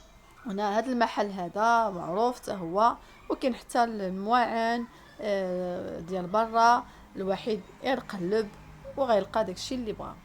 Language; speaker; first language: Arabic; native; Arabic